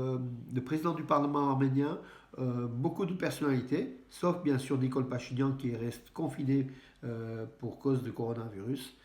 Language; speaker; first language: French; native; French